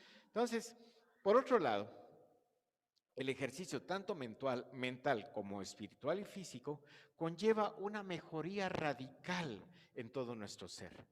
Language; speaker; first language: Spanish; native; Spanish